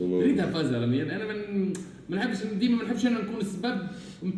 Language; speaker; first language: Arabic; native; Arabic